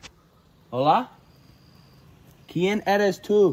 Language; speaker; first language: Spanish; non-native, learner; English